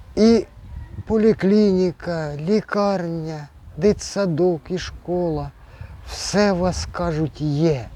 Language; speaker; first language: Ukrainian; native; Ukrainian